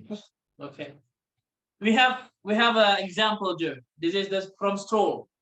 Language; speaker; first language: English; non-native, local second language; Indonesian